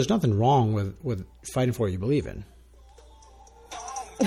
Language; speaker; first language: English; non-native, fluent; Spanish